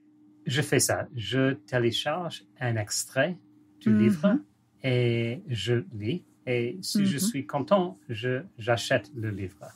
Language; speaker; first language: French; non-native, learner; English